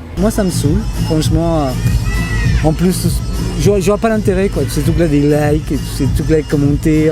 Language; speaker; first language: French; non-native, fluent; Spanish